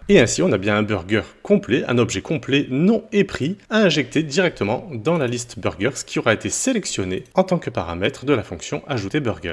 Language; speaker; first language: French; native; French